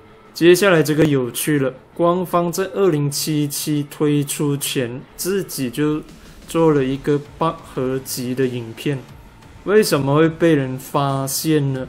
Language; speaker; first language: Chinese; native; Chinese